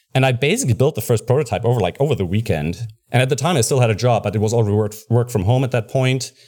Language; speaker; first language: English; non-native, fluent; German